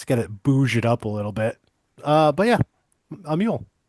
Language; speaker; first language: English; native; English